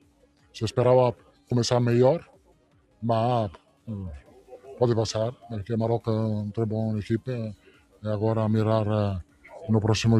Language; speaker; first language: Portuguese; non-native, fluent; Italian